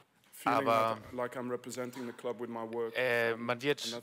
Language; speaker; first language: German; non-native, fluent; French